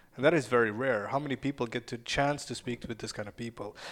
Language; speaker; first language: English; non-native, fluent; Russian